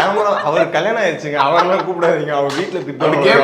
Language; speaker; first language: Tamil; native; Tamil